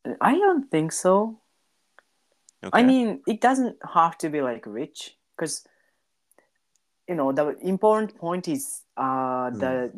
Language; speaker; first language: English; non-native, learner; Japanese